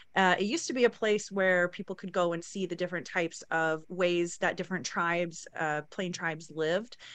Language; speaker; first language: English; native; English